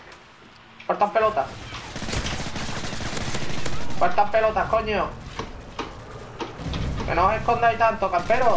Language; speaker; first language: Spanish; native; Spanish